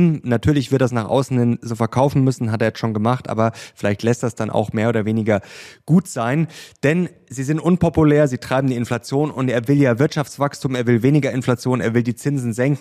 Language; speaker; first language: German; native; German